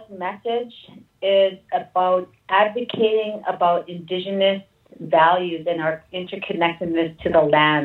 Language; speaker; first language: English; native; English